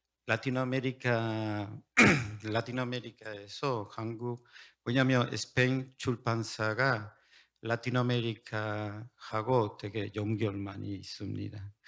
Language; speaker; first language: Korean; non-native, learner; Spanish